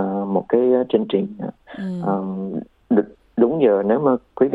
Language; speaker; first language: Vietnamese; early bilingual, heritage; Vietnamese